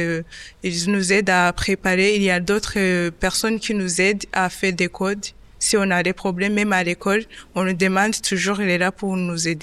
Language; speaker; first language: French; non-native, local second language; Kinyarwanda